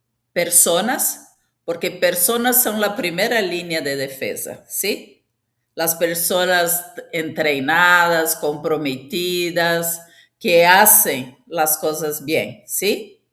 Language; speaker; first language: Spanish; non-native, fluent; Portuguese